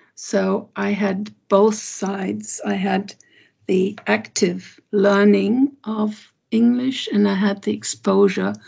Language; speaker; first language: English; non-native, fluent; German